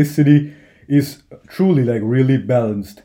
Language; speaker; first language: English; non-native, local second language; Hindi